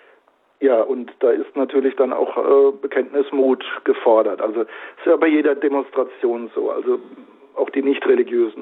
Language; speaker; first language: German; native; German